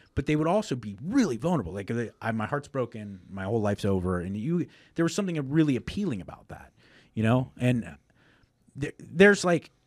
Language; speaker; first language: English; native; English